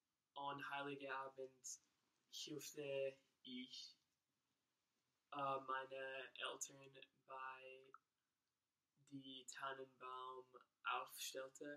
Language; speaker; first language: German; non-native, learner; English